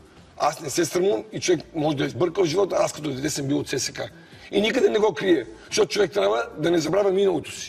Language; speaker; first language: Bulgarian; native; Bulgarian